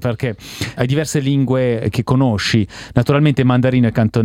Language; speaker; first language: Italian; native; Italian